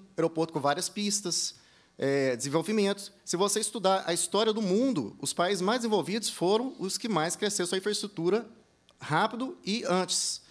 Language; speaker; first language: Portuguese; early bilingual, heritage; English